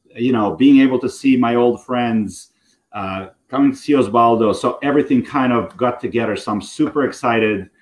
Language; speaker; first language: English; non-native, fluent; Serbian